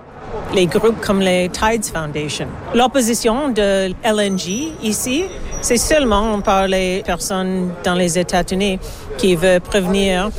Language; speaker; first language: French; non-native, learner; English